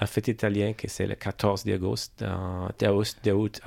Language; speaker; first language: French; non-native, learner; Italian